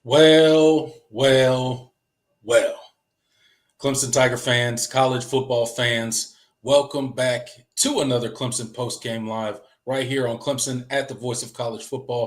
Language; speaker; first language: English; native; English